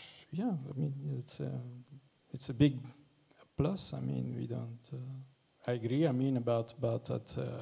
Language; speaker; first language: English; non-native, fluent; French